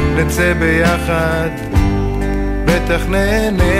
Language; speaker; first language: Hebrew; native; Hebrew